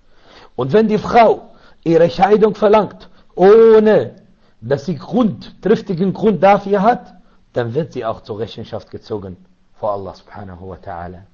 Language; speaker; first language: German; non-native, learner; Arabic